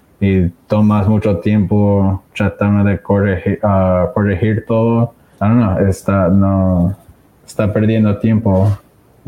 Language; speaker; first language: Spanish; early bilingual, other home language; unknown